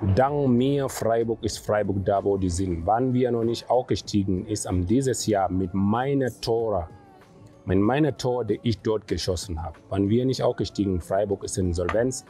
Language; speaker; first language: German; non-native, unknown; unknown